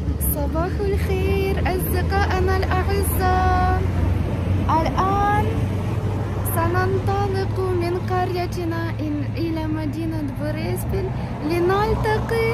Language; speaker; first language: Arabic; non-native, fluent; Ukrainian